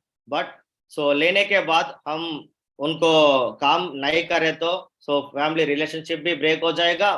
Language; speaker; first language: Hindi; non-native, local second language; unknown